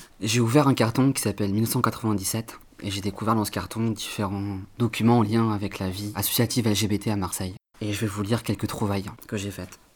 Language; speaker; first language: French; native; French